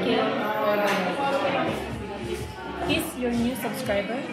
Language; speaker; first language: English; non-native, learner; Cebuano